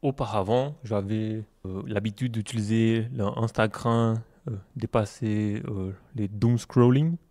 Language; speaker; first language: French; non-native, learner; Portuguese